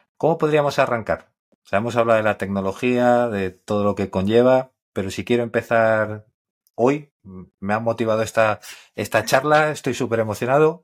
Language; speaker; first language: Spanish; native; Spanish